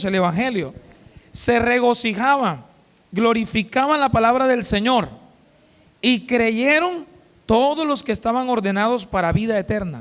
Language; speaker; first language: Spanish; native; Spanish